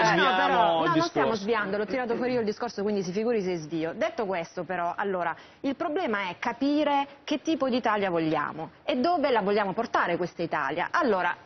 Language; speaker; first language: Italian; native; Italian